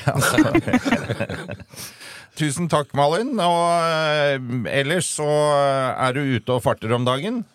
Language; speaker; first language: Norwegian; native; Norwegian